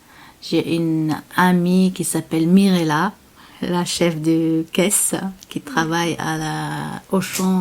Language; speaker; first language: French; non-native, learner; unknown